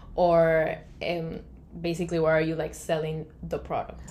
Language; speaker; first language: English; non-native, fluent; Spanish